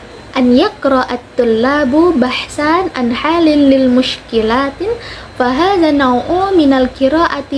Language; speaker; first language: Arabic; non-native, learner; Indonesian